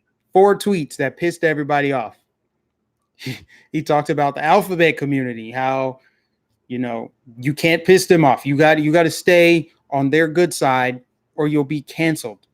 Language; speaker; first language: English; native; English